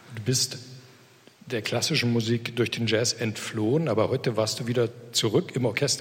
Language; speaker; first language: German; native; German